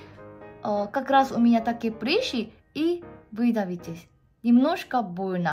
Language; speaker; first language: Russian; non-native, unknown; Korean